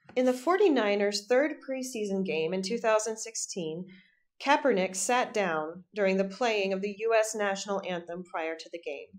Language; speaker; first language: English; native; English